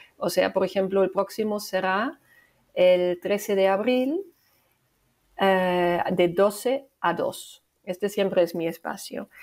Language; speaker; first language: Spanish; non-native, fluent; German